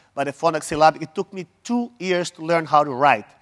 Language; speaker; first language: English; non-native, fluent; Portuguese